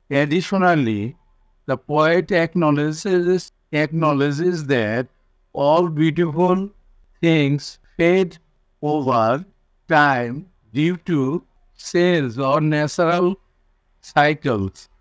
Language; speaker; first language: English; non-native, local second language; Bangla